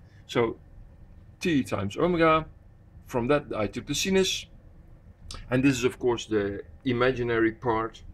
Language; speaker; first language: English; non-native, fluent; Dutch